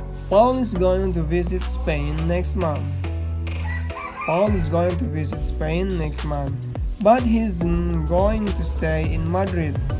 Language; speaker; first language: English; non-native, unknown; Indonesian